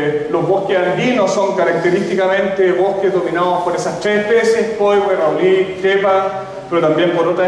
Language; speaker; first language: Spanish; native; Spanish